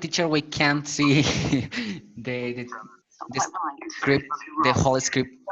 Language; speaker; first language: English; non-native, learner; Spanish